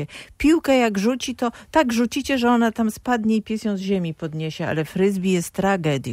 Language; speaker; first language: Polish; native; Polish